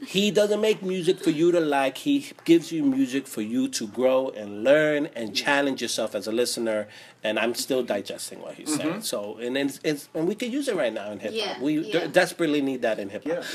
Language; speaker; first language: English; native; English